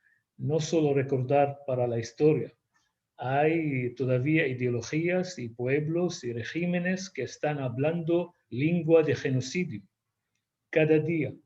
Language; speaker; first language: Spanish; non-native, fluent; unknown